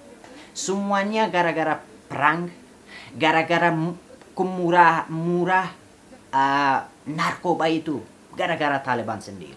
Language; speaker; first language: Indonesian; non-native, fluent; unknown